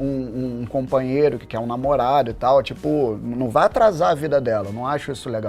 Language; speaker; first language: Portuguese; native; Portuguese